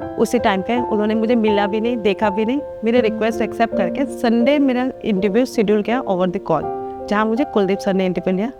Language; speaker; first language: Hindi; non-native, local second language; Assamese